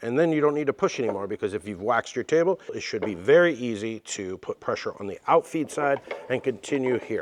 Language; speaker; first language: English; native; English